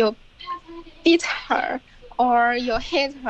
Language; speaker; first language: English; non-native, learner; Chinese